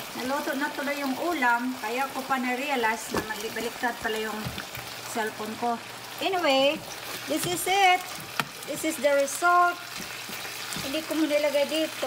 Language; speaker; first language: Filipino; non-native, local second language; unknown